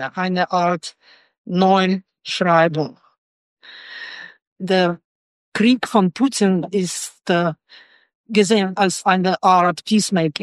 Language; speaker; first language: German; non-native, fluent; Russian